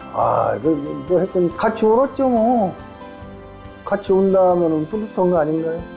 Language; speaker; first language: Korean; native; Korean